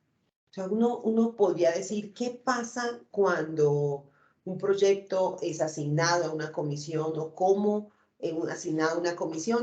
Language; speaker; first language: Spanish; native; Spanish